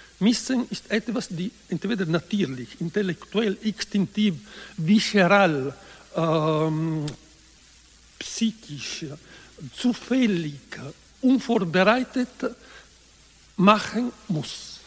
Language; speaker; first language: German; non-native, learner; Italian